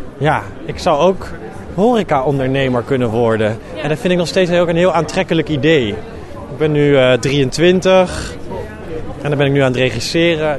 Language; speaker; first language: Dutch; native; Dutch